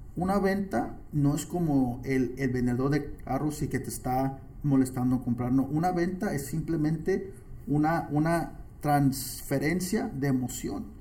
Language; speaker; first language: Spanish; early bilingual, heritage; Spanish